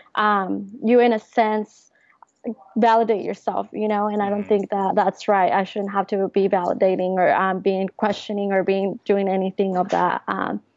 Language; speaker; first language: English; early bilingual, other home language; Spanish